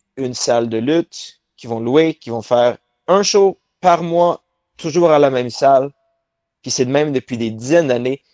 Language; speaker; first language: French; native; French